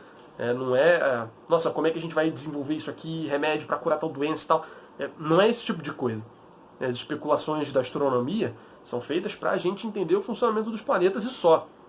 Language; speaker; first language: Portuguese; native; Portuguese